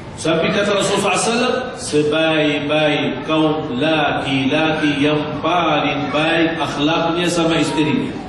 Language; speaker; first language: Malay; non-native, fluent; Arabic